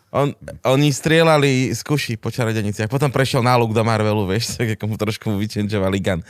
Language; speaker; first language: Slovak; native; Slovak